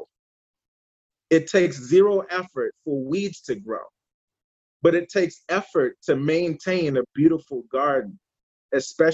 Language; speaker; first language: English; native; English